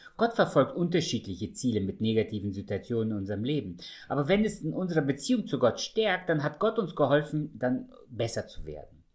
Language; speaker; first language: German; early bilingual, other home language; Russian